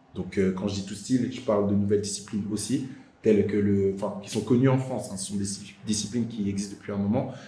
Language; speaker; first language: French; native; French